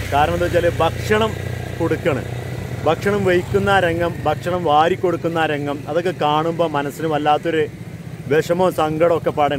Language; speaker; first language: Malayalam; native; Malayalam